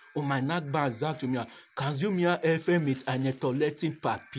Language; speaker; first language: German; non-native, learner; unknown